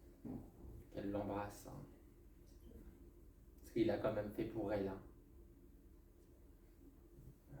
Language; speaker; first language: French; native; French